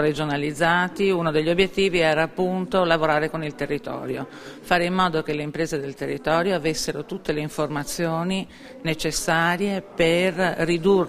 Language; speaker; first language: Italian; native; Italian